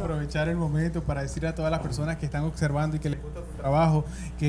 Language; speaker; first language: Spanish; native; Spanish